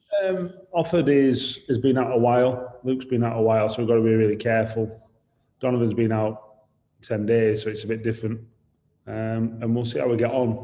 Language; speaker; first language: English; native; English